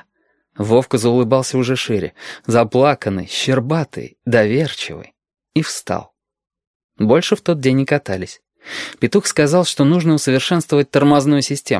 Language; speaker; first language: Russian; native; Russian